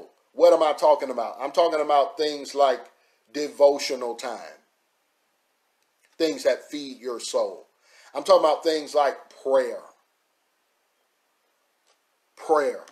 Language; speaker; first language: English; native; English